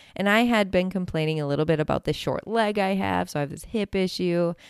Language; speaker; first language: English; native; English